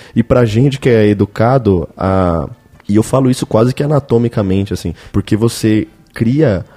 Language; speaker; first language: Portuguese; native; Portuguese